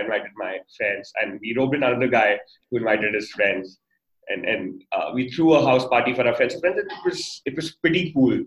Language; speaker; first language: English; non-native, local second language; Hindi